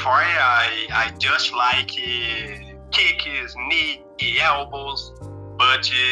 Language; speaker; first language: English; non-native, learner; Portuguese